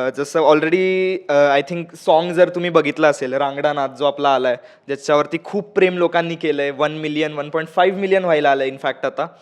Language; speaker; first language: Marathi; non-native, local second language; Marwari